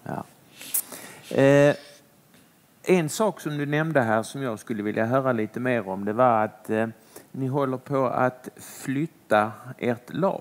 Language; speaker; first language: Swedish; native; Swedish